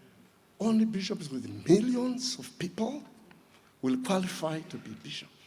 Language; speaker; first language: English; non-native, local second language; Shona